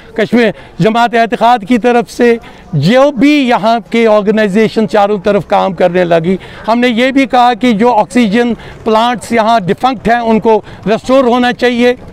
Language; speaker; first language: Hindi; non-native, local second language; Kashmiri